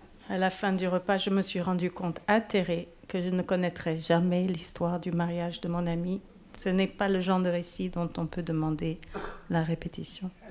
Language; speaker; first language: French; non-native, fluent; English